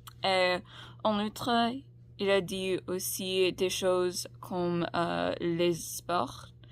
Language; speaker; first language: French; non-native, learner; English